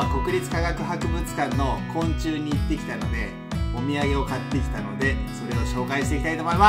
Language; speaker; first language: Japanese; native; Japanese